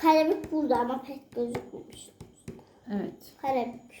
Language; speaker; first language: Turkish; native; Turkish